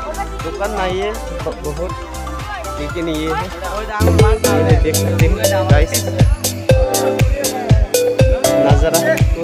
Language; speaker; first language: Hindi; non-native, local second language; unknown